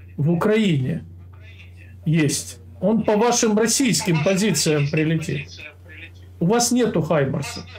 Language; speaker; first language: Russian; native; Russian